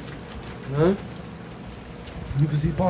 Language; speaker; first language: French; native; French